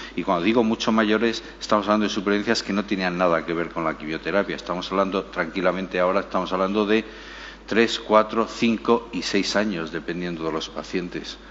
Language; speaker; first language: Spanish; native; Spanish